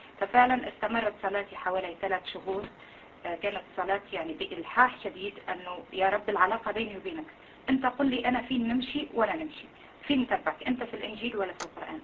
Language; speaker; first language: Arabic; native; Arabic